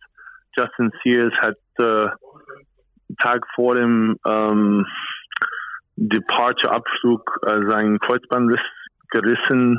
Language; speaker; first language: German; non-native, fluent; English